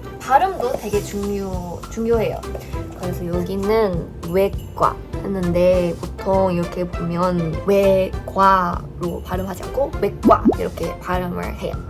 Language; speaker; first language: Korean; non-native, fluent; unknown